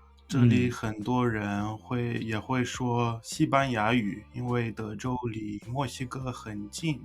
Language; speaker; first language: Chinese; non-native, fluent; English